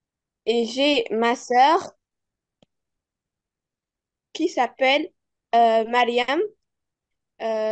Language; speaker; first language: French; non-native, learner; Arabic